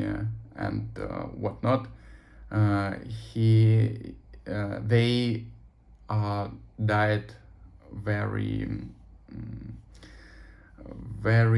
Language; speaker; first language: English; non-native, learner; Russian